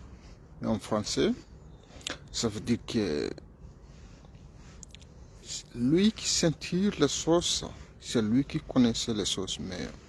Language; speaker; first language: French; non-native, fluent; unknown